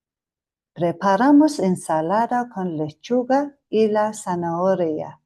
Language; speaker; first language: Spanish; non-native, learner; Mongolian